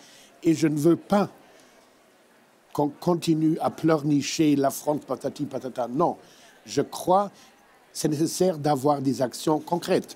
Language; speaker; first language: French; non-native, fluent; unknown